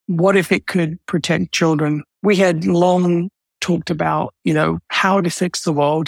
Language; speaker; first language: English; native; English